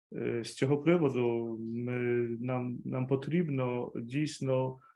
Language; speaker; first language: Ukrainian; non-native, fluent; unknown